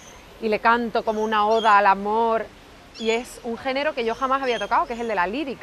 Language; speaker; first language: Spanish; native; Spanish